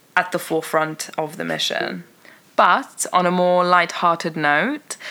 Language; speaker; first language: English; early bilingual, other home language; Persian